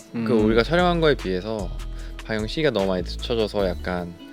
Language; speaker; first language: Korean; native; Korean